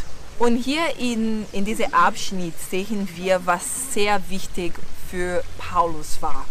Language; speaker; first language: German; non-native, fluent; Portuguese